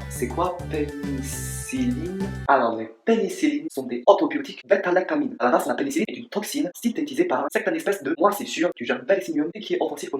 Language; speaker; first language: French; non-native, learner; Chinese